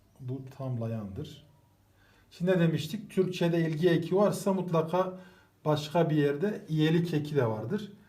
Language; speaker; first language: Turkish; native; Turkish